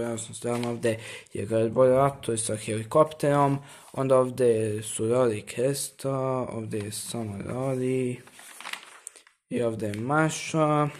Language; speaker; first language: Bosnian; early bilingual, heritage; Bosnian